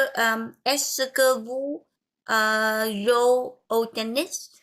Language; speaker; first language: French; non-native, learner; Vietnamese